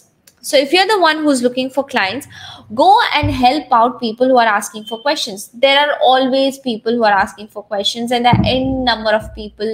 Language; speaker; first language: English; non-native, local second language; Hindi